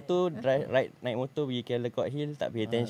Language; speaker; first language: Malay; native; Malay